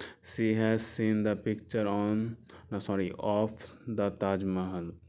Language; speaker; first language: English; non-native, local second language; Bangla